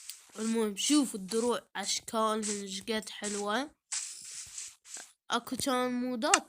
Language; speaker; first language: Arabic; native; Arabic